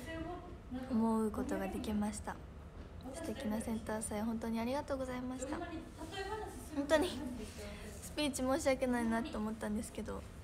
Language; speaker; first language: Japanese; native; Japanese